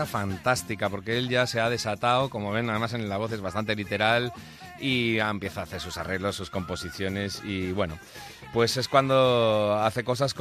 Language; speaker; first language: Spanish; native; Spanish